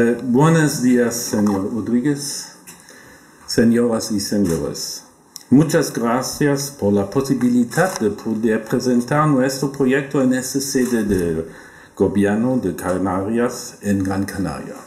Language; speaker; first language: Spanish; non-native, learner; German